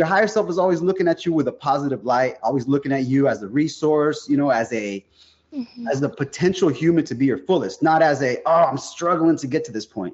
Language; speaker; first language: English; native; English